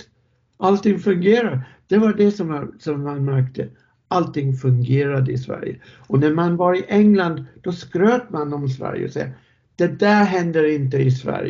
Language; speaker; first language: Swedish; non-native, fluent; English